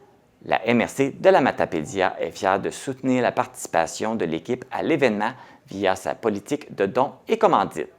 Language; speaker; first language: French; native; French